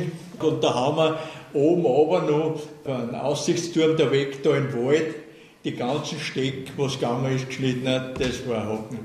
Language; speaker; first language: German; native; German